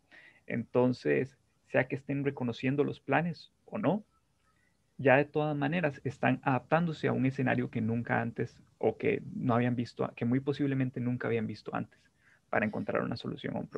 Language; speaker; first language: Spanish; native; Spanish